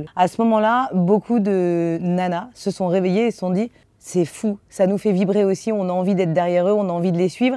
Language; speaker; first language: French; native; French